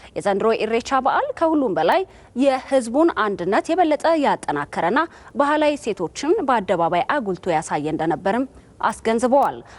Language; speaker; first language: Amharic; native; Amharic